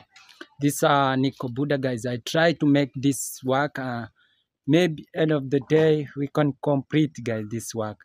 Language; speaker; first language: English; non-native, learner; Swahili